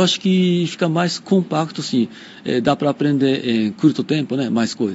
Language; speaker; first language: Portuguese; non-native, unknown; Japanese